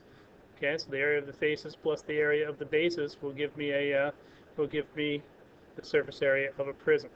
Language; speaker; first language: English; native; English